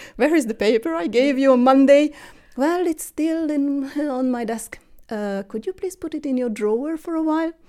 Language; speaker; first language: English; non-native, fluent; Hungarian